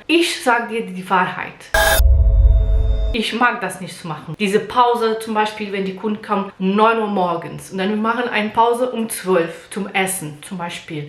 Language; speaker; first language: German; non-native, learner; Portuguese